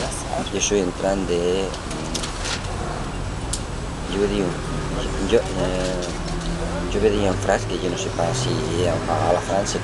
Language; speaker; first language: French; non-native, learner; Spanish